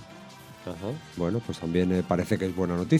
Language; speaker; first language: Spanish; native; Spanish